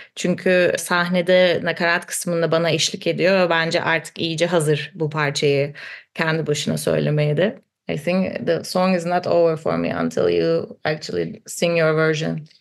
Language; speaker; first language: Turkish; native; Turkish